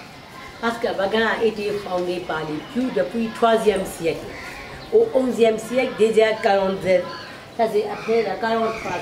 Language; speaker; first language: French; non-native, local second language; Burmese